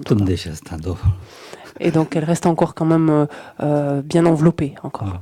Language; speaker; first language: French; native; French